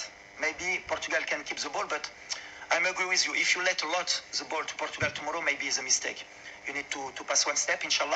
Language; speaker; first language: English; non-native, learner; French